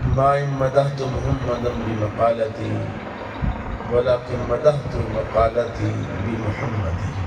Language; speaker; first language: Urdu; non-native, local second language; Punjabi